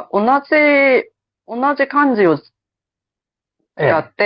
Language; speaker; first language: Japanese; non-native, fluent; Korean